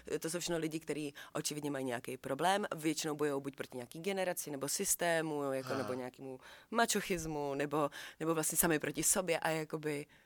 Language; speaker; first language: Czech; native; Czech